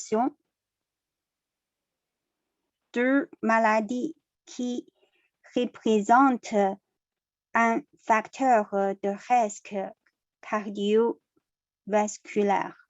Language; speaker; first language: French; non-native, learner; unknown